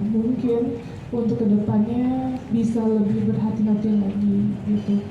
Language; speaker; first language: Indonesian; native; Indonesian